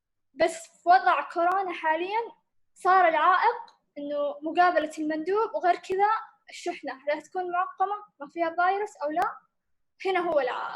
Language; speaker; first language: Arabic; native; Arabic